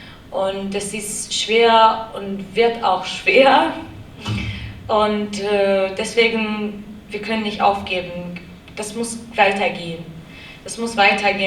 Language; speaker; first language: German; non-native, learner; Kurdish